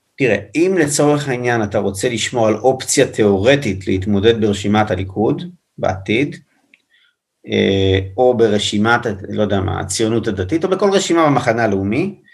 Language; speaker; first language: Hebrew; native; Hebrew